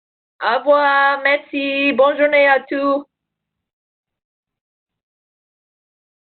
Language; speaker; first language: French; non-native, learner; English